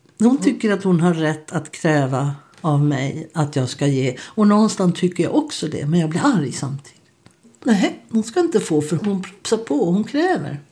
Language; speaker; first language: Swedish; native; Swedish